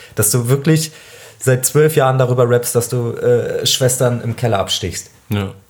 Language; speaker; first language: German; native; German